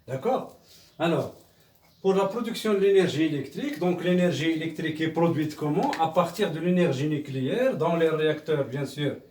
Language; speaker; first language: French; non-native, local second language; Arabic